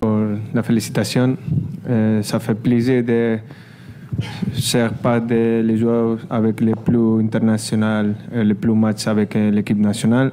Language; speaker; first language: French; non-native, learner; Spanish